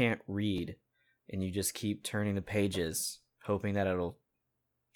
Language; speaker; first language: English; native; English